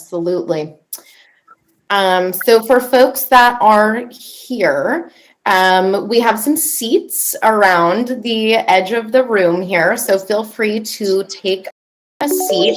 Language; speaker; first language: English; native; English